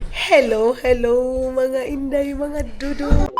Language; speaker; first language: Filipino; non-native, local second language; Cebuano